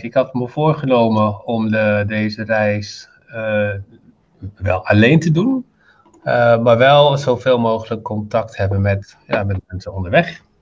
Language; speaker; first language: Dutch; non-native, fluent; Arabic